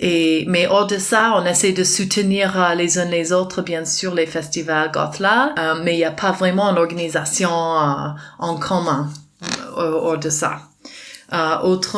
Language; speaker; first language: French; non-native, fluent; English